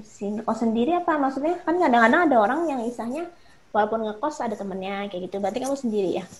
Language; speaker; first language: Indonesian; native; Indonesian